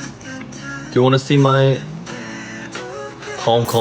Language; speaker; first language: English; non-native, learner; Korean